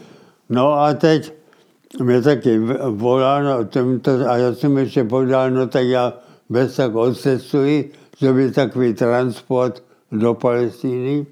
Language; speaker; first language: Czech; early bilingual, heritage; Czech